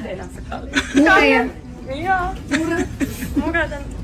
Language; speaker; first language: Indonesian; non-native, learner; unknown